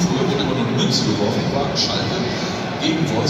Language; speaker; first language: German; native; German